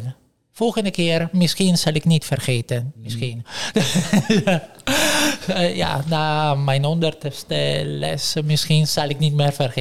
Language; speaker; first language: Dutch; non-native, fluent; Italian